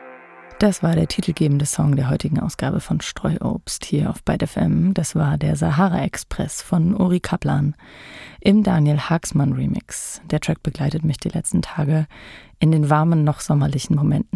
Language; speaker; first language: German; native; German